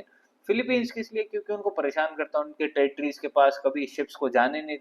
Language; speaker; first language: Hindi; native; Hindi